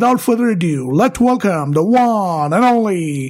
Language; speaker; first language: English; non-native, local second language; Hindi